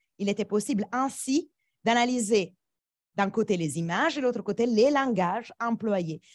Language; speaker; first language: French; non-native, fluent; Italian